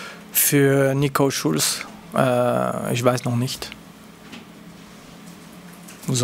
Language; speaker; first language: German; non-native, local second language; French